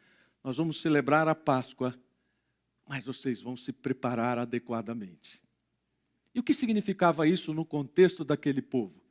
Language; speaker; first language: Portuguese; native; Portuguese